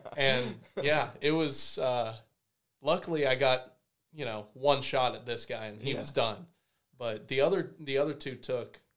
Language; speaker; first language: English; native; English